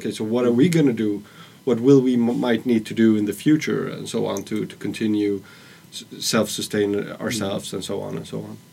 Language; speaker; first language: English; non-native, fluent; Swedish